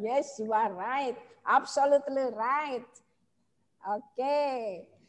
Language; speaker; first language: English; non-native, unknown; Javanese